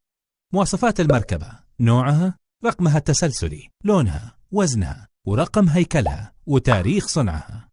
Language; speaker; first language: Arabic; native; Arabic